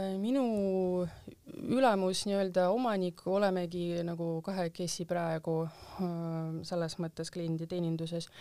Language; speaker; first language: Estonian; non-native, local second language; Russian